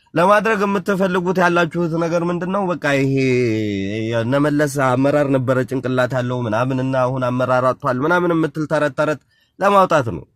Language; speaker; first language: Amharic; non-native, local second language; Tigrinya